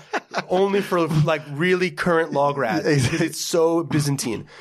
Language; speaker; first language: English; native; English